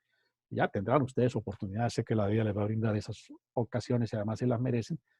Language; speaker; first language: Spanish; native; Spanish